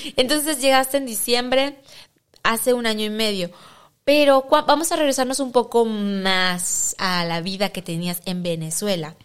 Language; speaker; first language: Spanish; native; Spanish